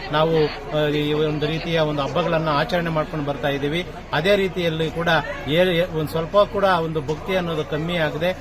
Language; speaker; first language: Kannada; native; Kannada